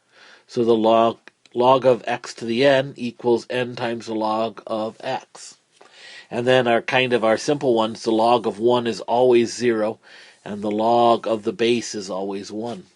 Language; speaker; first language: English; native; English